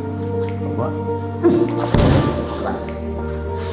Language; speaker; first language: Indonesian; native; Indonesian